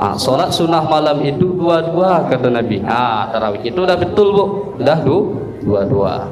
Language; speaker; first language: Malay; non-native, local second language; Minangkabau